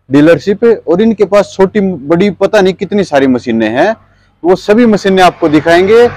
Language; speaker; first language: Hindi; native; Hindi